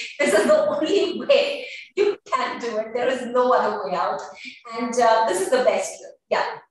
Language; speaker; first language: English; non-native, local second language; Hindi